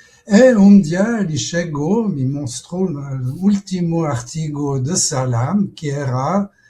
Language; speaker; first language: Portuguese; non-native, fluent; French